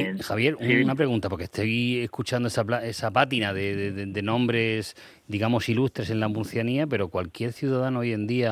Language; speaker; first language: Spanish; native; Spanish